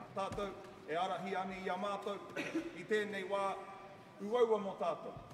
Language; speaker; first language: Māori; native; Māori